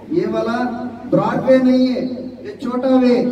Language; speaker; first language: Hindi; non-native, local second language; Telugu